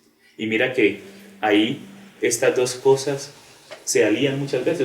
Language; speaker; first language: Spanish; native; Spanish